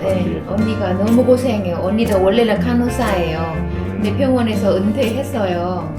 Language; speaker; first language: Korean; non-native, learner; Vietnamese